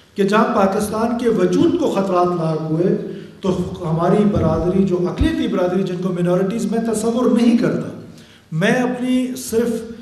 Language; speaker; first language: Urdu; non-native, local second language; Baluchi